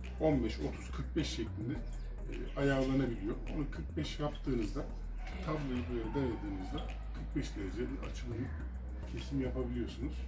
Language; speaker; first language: Turkish; native; Turkish